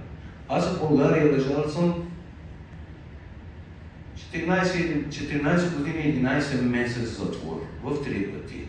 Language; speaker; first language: Bulgarian; non-native, fluent; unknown